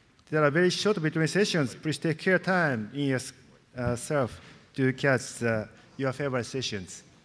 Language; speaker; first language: English; non-native, learner; Japanese